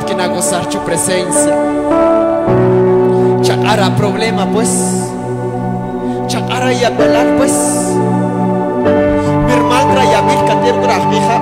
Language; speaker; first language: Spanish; non-native, local second language; Kʼicheʼ